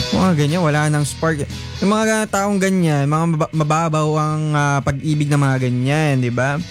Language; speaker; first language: Filipino; non-native, local second language; Hiligaynon